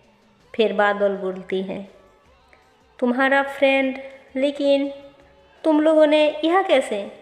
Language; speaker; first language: Hindi; non-native, local second language; Bangla